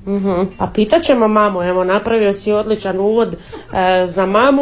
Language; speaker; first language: Serbian; native; Serbian